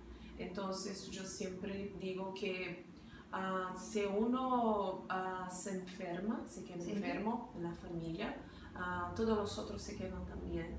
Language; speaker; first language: Spanish; non-native, fluent; Portuguese